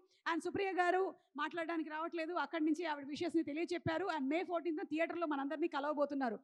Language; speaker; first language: Telugu; native; Telugu